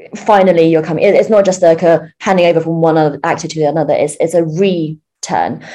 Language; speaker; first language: English; early bilingual, other home language; Chinese